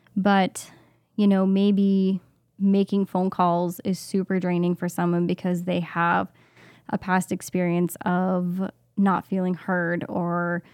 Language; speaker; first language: English; native; English